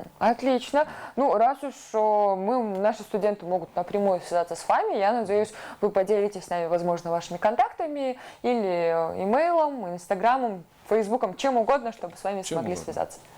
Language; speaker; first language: Russian; native; Russian